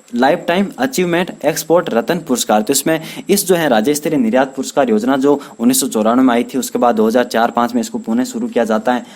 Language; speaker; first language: Hindi; native; Hindi